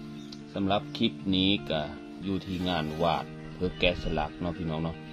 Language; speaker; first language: Thai; non-native, local second language; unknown